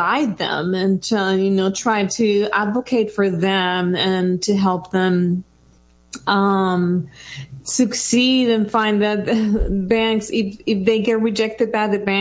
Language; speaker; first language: English; non-native, fluent; Spanish